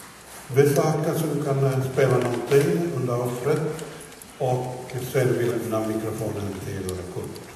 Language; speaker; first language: Swedish; non-native, fluent; Finnish